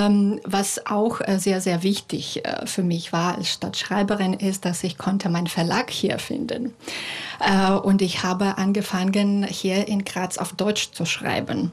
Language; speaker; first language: German; non-native, fluent; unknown